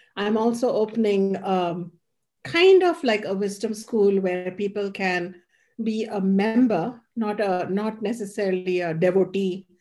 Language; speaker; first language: English; non-native, local second language; Hindi